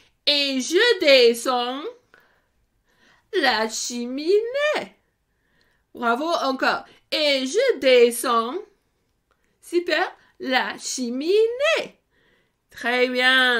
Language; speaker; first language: French; non-native, fluent; English